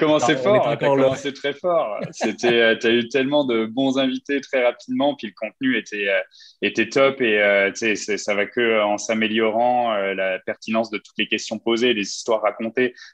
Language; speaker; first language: French; native; French